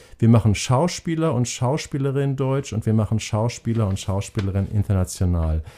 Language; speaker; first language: German; native; German